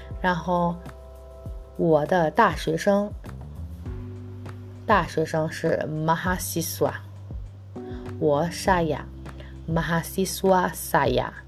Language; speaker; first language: Chinese; non-native, fluent; Indonesian